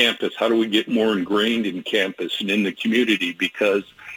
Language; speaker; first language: English; native; English